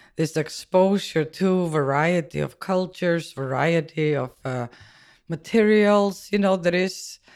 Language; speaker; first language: English; non-native, fluent; Icelandic